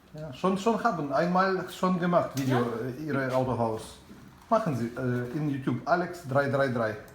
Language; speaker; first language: German; non-native, learner; Ukrainian